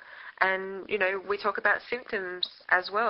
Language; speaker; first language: English; native; English